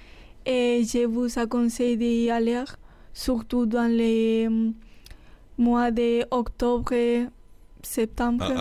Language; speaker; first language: French; non-native, fluent; Spanish